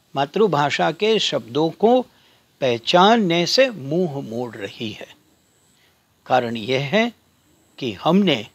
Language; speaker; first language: Hindi; non-native, local second language; Gujarati